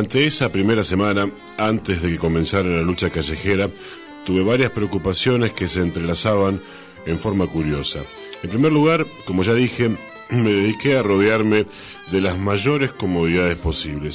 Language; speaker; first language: Spanish; native; Spanish